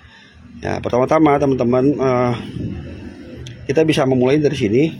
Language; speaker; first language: Indonesian; native; Indonesian